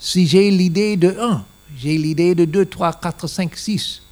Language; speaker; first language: French; non-native, learner; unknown